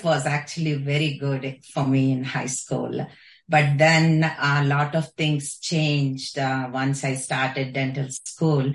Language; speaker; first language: English; non-native, local second language; Kannada